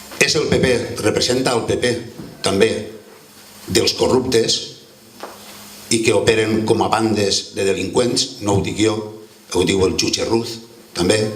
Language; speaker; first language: Catalan; native; Catalan